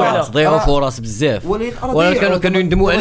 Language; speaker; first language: Arabic; native; Arabic